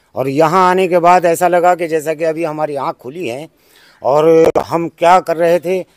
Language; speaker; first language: Hindi; native; Hindi